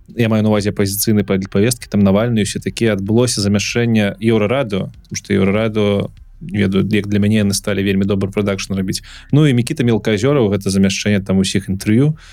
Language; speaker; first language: Belarusian; non-native, local second language; Russian